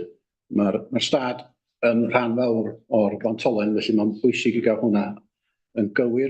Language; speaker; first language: Welsh; native; Welsh